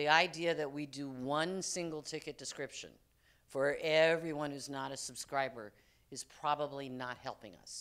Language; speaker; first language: English; native; English